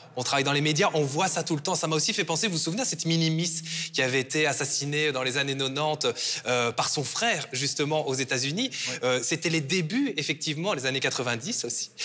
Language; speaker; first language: French; native; French